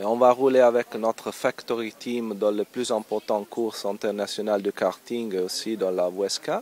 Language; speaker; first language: French; non-native, learner; Italian